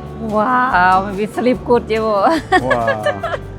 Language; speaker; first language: English; non-native, learner; Thai